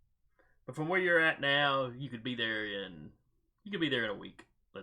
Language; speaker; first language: English; native; English